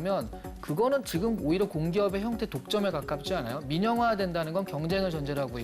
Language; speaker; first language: Korean; native; Korean